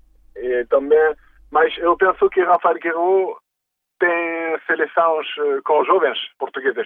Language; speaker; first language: Portuguese; early bilingual, heritage; French